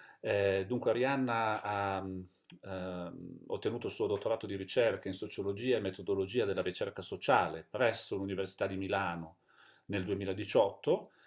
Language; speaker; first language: Italian; native; Italian